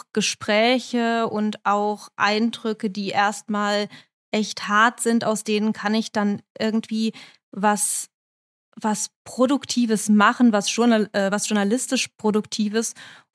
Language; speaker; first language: German; native; German